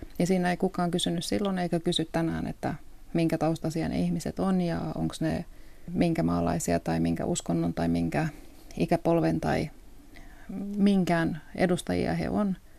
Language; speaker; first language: Finnish; early bilingual, heritage; Finnish